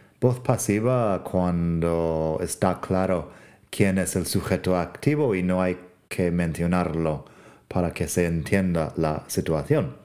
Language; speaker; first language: Spanish; non-native, fluent; English